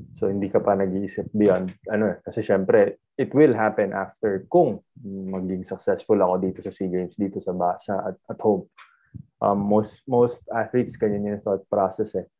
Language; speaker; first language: Filipino; native; Filipino